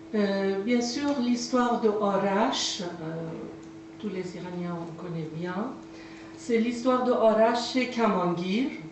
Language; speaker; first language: French; non-native, fluent; Persian